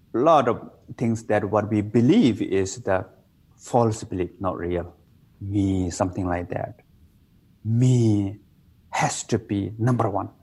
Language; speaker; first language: English; non-native, local second language; Tibetan